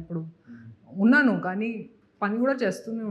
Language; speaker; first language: Telugu; non-native, fluent; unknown